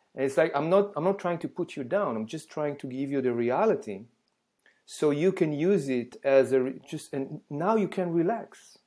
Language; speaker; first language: English; non-native, fluent; Hebrew